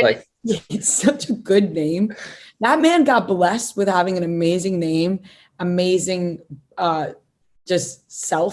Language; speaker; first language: English; native; English